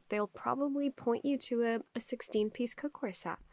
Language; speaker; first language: English; non-native, local second language; Urdu